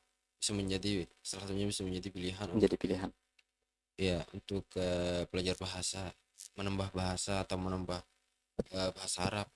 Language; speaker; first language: Indonesian; non-native, fluent; Arabic